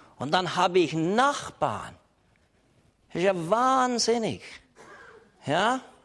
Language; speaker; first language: German; non-native, fluent; English